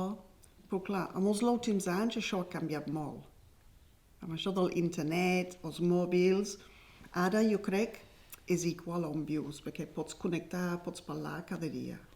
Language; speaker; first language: Catalan; non-native, fluent; English